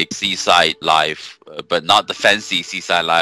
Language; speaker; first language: English; non-native, fluent; Chinese